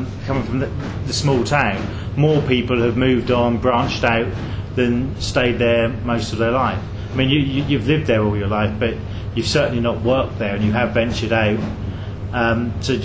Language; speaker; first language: English; native; English